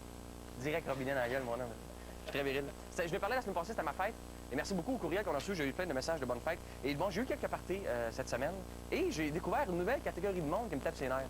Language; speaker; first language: French; native; French